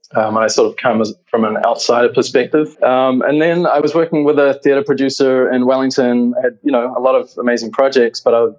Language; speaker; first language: English; native; English